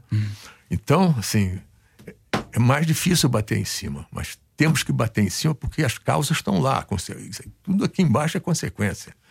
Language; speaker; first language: Portuguese; native; Portuguese